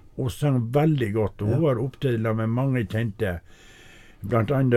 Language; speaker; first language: Norwegian; native; Norwegian